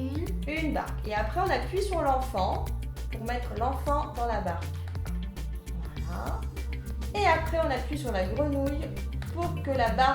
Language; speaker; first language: French; native; French